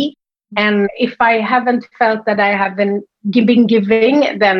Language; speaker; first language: English; non-native, fluent; Swedish